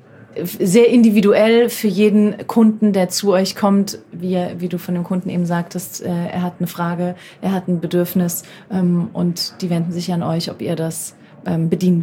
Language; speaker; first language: German; native; German